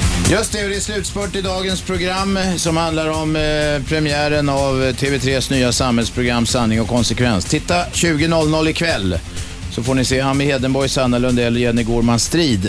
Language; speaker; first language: Swedish; native; Swedish